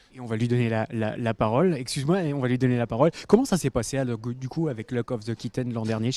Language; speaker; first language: French; native; French